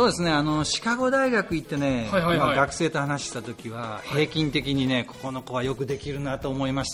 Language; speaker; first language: Japanese; native; Japanese